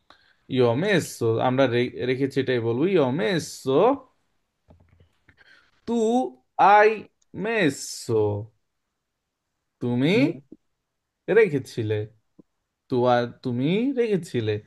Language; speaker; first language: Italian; non-native, fluent; Bangla